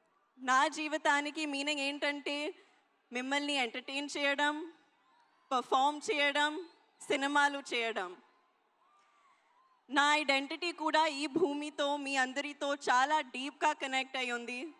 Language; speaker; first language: Telugu; non-native, learner; Hindi